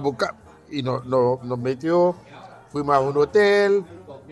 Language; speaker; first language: Spanish; non-native, fluent; Haitian Creole